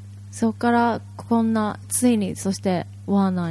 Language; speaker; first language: Japanese; native; Japanese